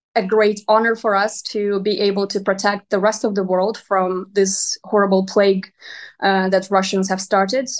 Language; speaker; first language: English; non-native, fluent; Ukrainian